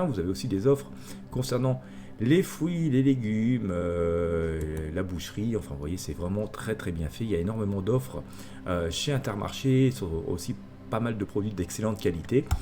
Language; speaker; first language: French; native; French